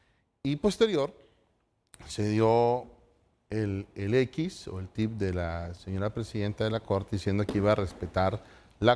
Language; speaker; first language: Spanish; native; Spanish